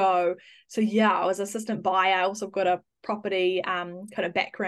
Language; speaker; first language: English; native; English